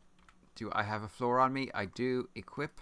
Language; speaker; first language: English; native; English